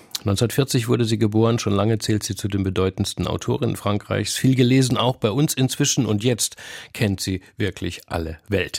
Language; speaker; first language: German; native; German